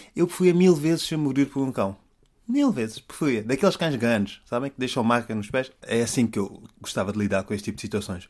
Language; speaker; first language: Portuguese; native; Portuguese